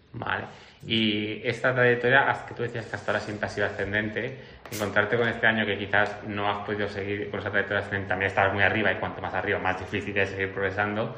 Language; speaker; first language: Spanish; native; Spanish